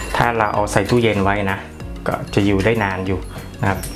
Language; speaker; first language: Thai; non-native, local second language; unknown